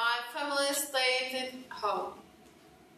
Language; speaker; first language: English; non-native, learner; Turkish